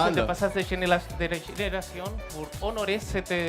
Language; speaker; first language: French; non-native, fluent; Spanish